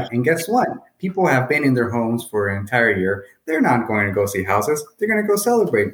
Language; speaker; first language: English; native; English